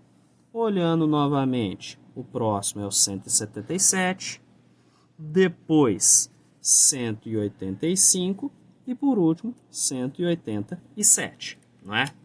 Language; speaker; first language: Portuguese; native; Portuguese